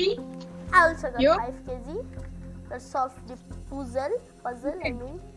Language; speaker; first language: English; non-native, learner; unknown